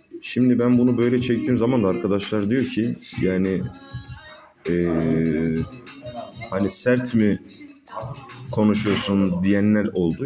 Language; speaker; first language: Turkish; native; Turkish